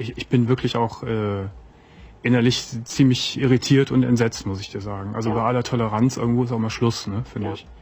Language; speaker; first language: German; native; German